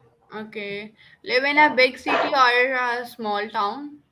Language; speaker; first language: English; non-native, local second language; Urdu